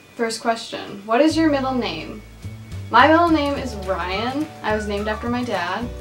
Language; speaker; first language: English; native; English